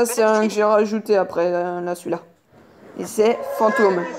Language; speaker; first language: French; native; French